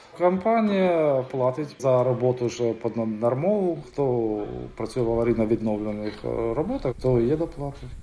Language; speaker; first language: Ukrainian; native; Ukrainian